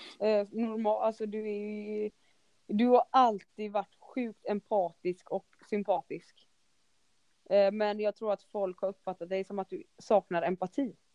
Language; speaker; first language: Swedish; early bilingual, other home language; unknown